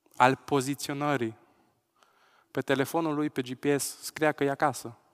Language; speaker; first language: Romanian; non-native, local second language; Hungarian